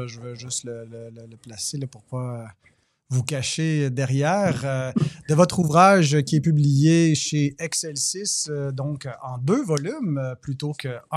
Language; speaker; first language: French; native; French